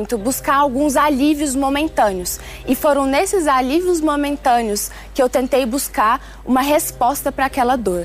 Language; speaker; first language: Portuguese; early bilingual, other home language; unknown